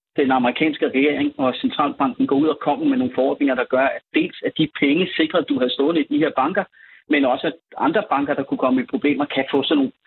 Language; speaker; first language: Danish; native; Danish